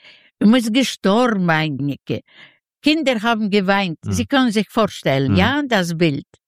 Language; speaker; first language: German; non-native, learner; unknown